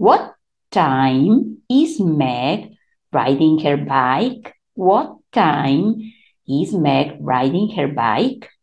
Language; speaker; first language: English; non-native, fluent; Spanish